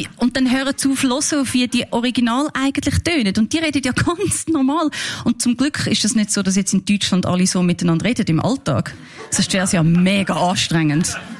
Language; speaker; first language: German; native; German